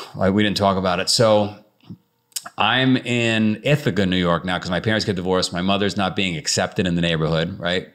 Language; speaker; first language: English; native; English